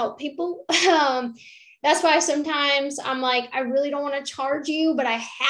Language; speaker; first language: English; native; English